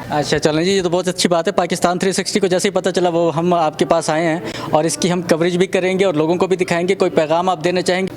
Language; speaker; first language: Urdu; non-native, local second language; Punjabi